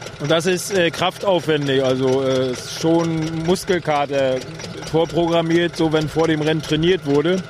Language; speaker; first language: German; native; German